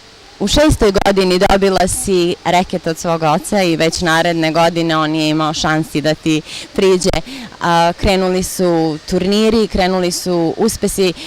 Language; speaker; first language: Bosnian; native; Bosnian